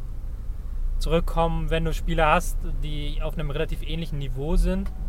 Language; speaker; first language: German; native; German